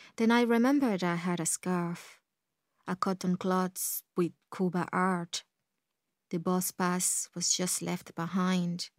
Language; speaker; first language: English; early bilingual, other home language; Kongo